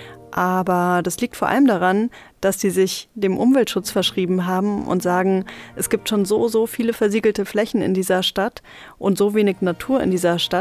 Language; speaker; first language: German; native; German